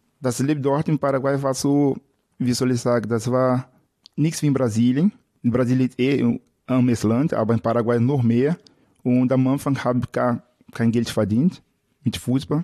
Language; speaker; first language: German; non-native, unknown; Portuguese